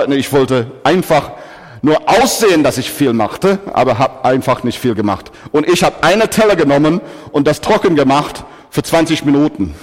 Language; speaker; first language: German; non-native, fluent; English